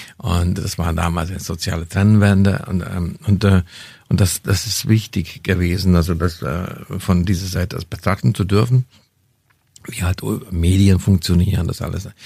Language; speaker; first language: German; non-native, fluent; Hungarian